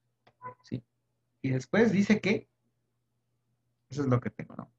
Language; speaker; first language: Spanish; native; Spanish